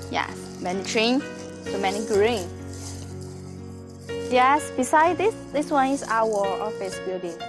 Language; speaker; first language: English; non-native, learner; Chinese